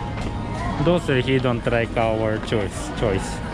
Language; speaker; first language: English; non-native, learner; Japanese